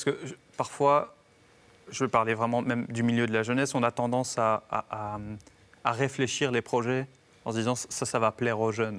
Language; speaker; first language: French; native; French